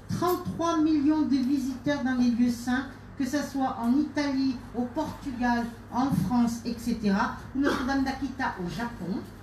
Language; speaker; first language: French; native; French